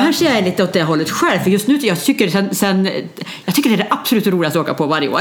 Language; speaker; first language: Swedish; native; Swedish